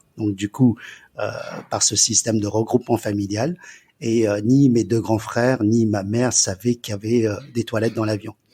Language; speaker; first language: French; early bilingual, other home language; Chinese